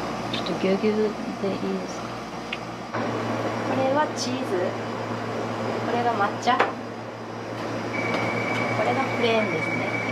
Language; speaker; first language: Japanese; native; Japanese